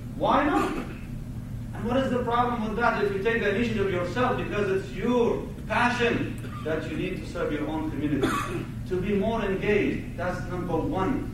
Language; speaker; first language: English; non-native, fluent; Arabic